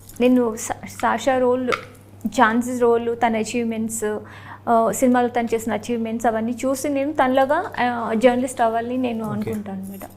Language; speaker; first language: Telugu; non-native, local second language; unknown